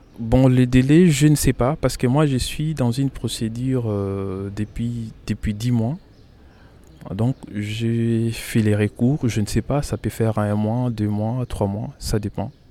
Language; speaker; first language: French; non-native, local second language; Lingala